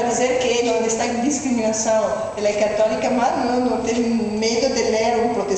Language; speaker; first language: Portuguese; non-native, learner; Italian